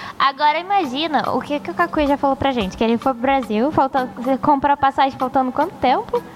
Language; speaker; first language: Portuguese; native; Portuguese